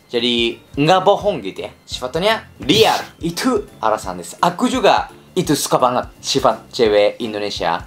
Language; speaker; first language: Indonesian; non-native, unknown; Japanese